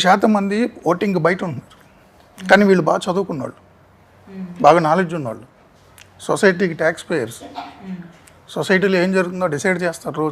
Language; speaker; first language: Telugu; native; Telugu